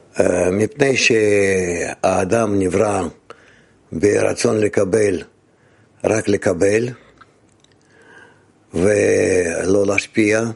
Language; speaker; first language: Hebrew; non-native, fluent; Russian